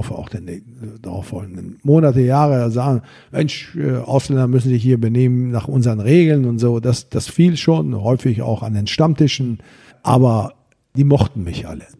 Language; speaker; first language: German; early bilingual, other home language; Persian